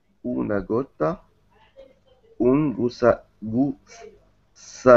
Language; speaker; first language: Spanish; non-native, learner; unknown